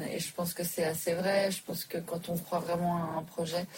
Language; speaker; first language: French; native; French